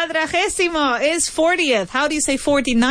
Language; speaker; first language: English; non-native, fluent; Spanish